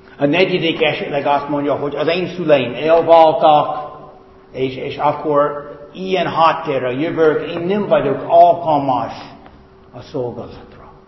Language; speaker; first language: Hungarian; native; Hungarian